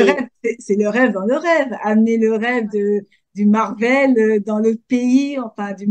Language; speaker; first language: French; native; French